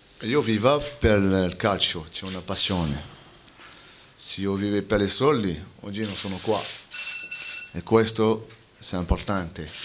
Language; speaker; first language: Italian; non-native, fluent; French